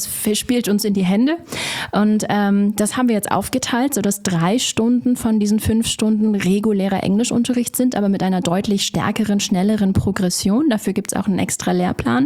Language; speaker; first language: German; native; German